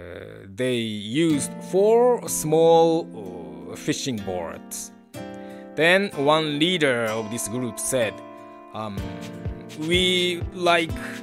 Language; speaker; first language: English; non-native, learner; Japanese